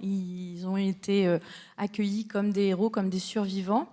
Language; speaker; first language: French; native; French